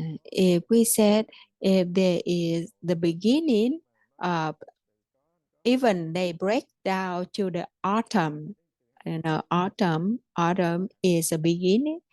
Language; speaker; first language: English; non-native, fluent; Vietnamese